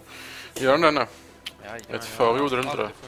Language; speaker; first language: Swedish; native; Swedish